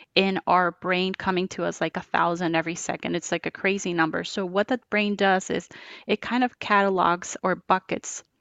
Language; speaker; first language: English; non-native, fluent; Spanish